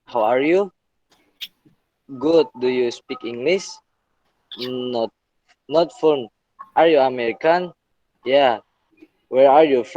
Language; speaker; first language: English; non-native, learner; Indonesian